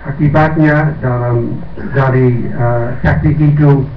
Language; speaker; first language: Indonesian; non-native, fluent; English